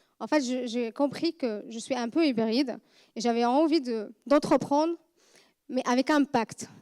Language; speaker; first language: French; non-native, fluent; Arabic